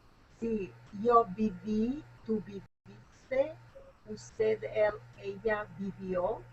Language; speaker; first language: Spanish; non-native, learner; English